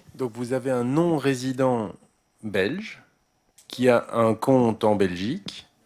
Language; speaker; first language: French; native; French